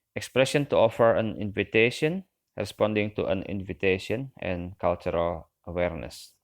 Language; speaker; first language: English; non-native, fluent; Indonesian